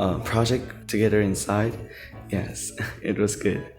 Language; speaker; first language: English; non-native, learner; Korean